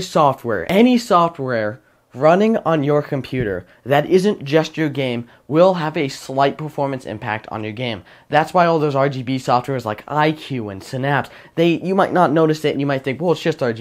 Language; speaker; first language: English; native; English